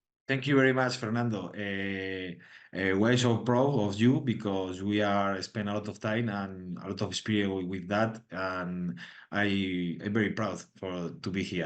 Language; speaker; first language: English; non-native, learner; Spanish